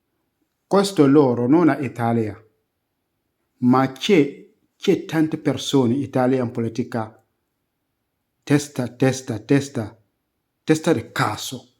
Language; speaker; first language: Italian; non-native, learner; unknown